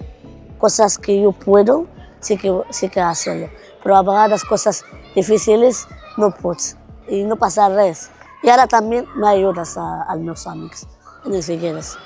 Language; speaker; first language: Spanish; non-native, learner; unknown